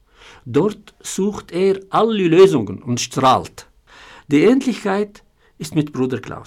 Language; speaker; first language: German; non-native, fluent; Arabic